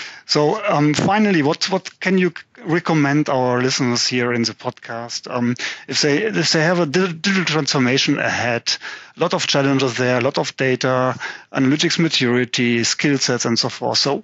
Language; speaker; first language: English; non-native, fluent; German